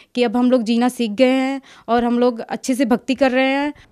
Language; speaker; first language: Hindi; native; Hindi